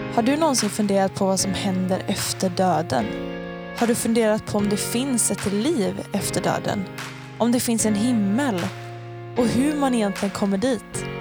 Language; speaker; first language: Swedish; native; Swedish